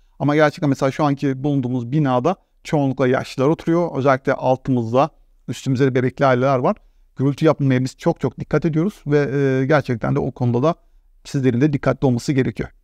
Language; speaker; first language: Turkish; native; Turkish